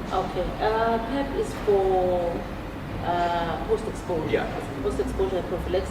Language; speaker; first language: English; non-native, local second language; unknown